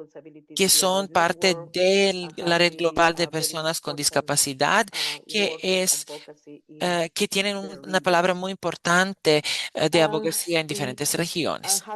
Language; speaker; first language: Spanish; non-native, fluent; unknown